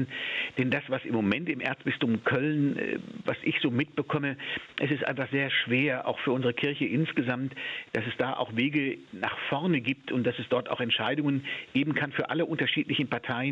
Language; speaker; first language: German; native; German